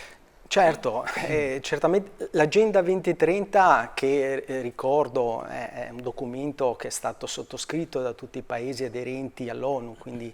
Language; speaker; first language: Italian; native; Italian